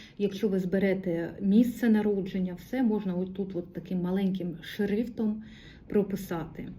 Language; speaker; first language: Ukrainian; non-native, local second language; Russian